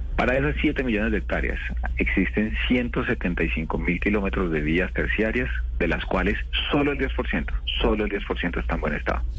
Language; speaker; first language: Spanish; native; Spanish